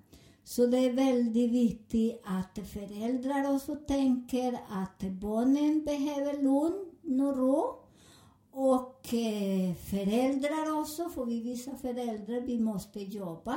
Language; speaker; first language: Swedish; non-native, learner; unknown